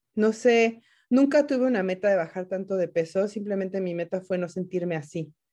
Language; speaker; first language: Spanish; native; Spanish